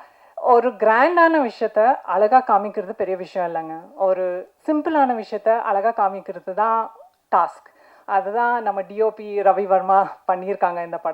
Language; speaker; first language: Tamil; non-native, learner; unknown